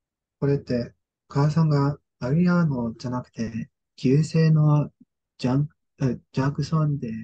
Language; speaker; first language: Japanese; non-native, learner; English